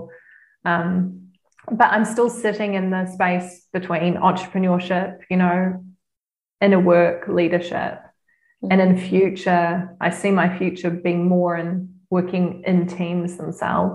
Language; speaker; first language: English; native; English